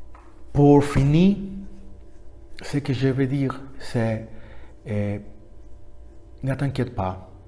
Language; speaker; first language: French; non-native, learner; Spanish